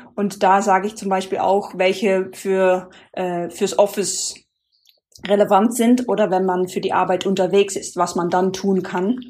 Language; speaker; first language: German; non-native, fluent; Dutch